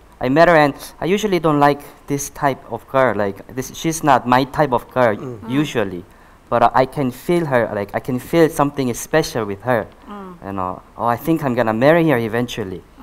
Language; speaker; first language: English; non-native, fluent; Korean